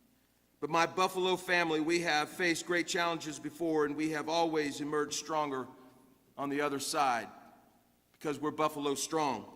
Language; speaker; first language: English; native; English